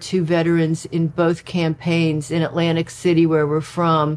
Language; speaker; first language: English; native; English